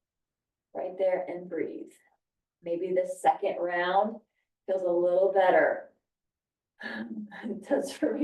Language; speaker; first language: English; native; English